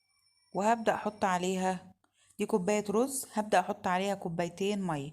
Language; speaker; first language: Arabic; native; Arabic